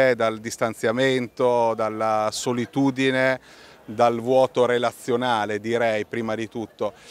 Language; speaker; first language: Italian; native; Italian